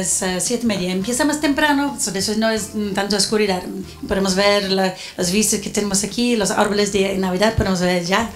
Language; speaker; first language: Spanish; non-native, fluent; Portuguese